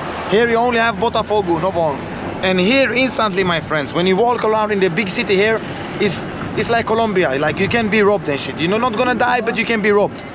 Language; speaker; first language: English; non-native, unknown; Swedish